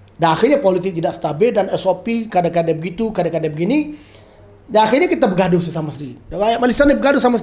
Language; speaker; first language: Malay; native; Malay